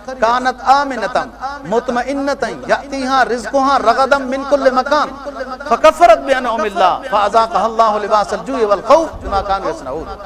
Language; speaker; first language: Urdu; non-native, local second language; Punjabi